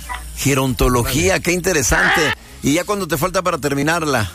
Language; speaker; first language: Spanish; native; Spanish